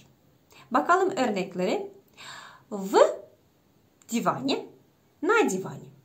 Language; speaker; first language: Turkish; non-native, fluent; Russian